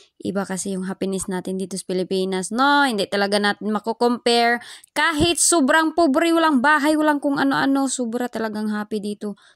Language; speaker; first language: Filipino; non-native, local second language; Cebuano